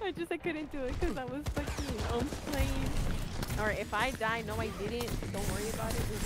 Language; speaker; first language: English; early bilingual, other home language; Spanish